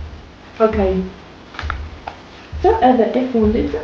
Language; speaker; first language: Albanian; early bilingual, heritage; Albanian